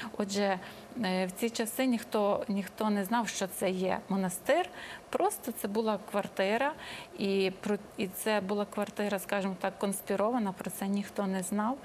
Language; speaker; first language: Ukrainian; native; Ukrainian